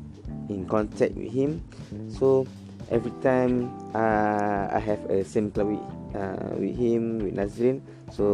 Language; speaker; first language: English; non-native, learner; Malay